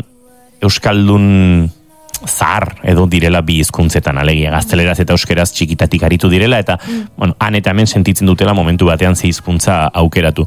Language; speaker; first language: Basque; native; Basque